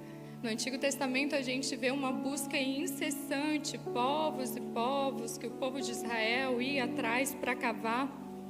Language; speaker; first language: Portuguese; native; Portuguese